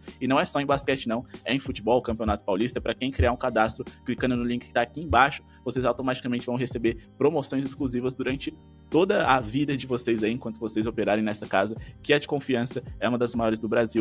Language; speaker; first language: Portuguese; native; Portuguese